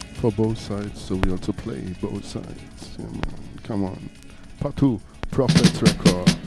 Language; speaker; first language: English; non-native, learner; German